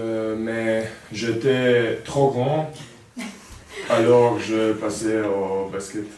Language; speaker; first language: French; non-native, learner; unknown